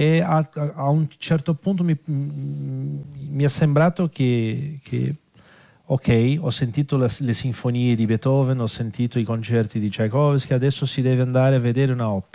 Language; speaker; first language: Italian; non-native, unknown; Portuguese